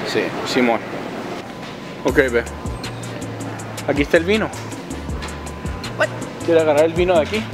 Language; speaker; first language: Spanish; early bilingual, heritage; Spanish